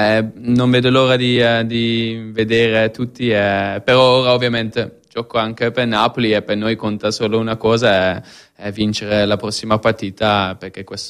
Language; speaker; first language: Italian; non-native, fluent; Dutch